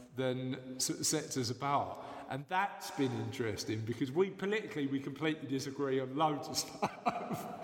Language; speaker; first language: English; native; English